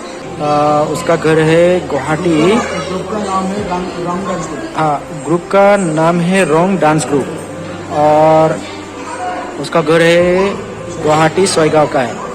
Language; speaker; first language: Hindi; non-native, local second language; Bodo